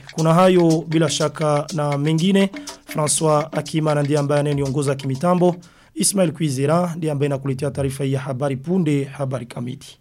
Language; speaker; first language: Swahili; non-native, local second language; Rundi